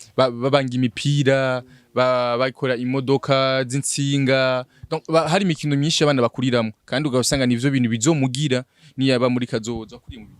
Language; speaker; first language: Rundi; native; Rundi